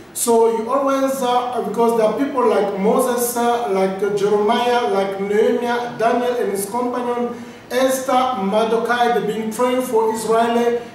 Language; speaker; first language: English; non-native, fluent; Lingala